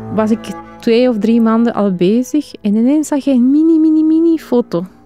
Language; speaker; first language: Dutch; non-native, fluent; Spanish